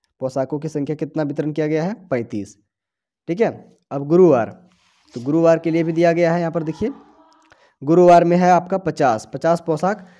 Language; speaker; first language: Hindi; native; Hindi